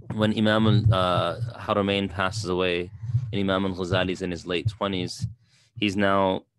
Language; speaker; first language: English; native; English